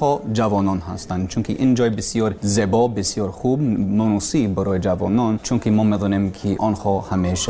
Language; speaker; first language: Persian; non-native, learner; English